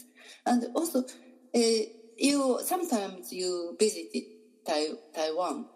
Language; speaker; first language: English; non-native, learner; Japanese